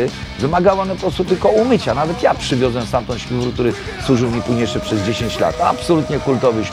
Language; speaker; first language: Polish; native; Polish